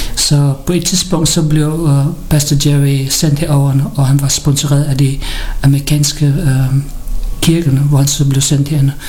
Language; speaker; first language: Danish; early bilingual, other home language; Filipino